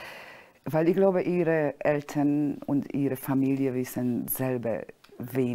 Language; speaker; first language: German; non-native, fluent; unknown